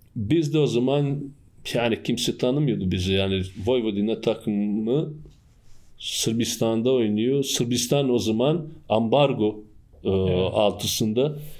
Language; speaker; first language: Turkish; non-native, fluent; Serbian